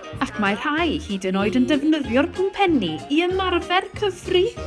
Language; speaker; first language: Welsh; native; Welsh